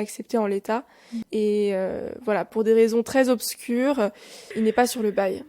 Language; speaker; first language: French; native; French